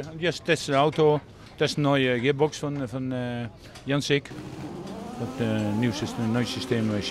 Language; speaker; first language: German; non-native, learner; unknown